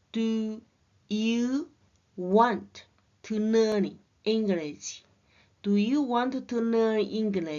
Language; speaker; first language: English; non-native, learner; Chinese